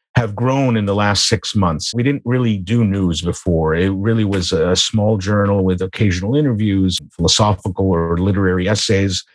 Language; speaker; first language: English; native; English